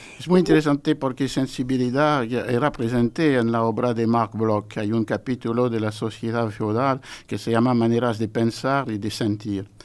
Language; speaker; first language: Spanish; non-native, fluent; French